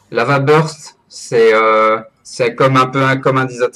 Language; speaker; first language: French; native; French